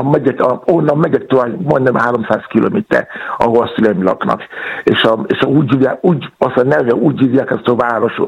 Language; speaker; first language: Hungarian; non-native, learner; Yoruba